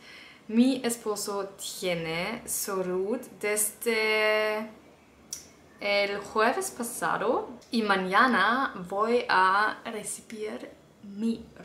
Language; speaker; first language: Spanish; non-native, learner; German